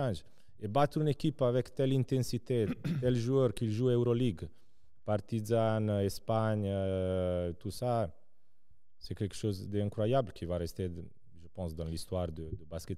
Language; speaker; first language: French; non-native, local second language; Serbian